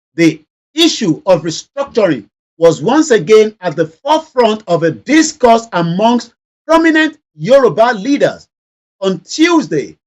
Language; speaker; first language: English; non-native, local second language; Yoruba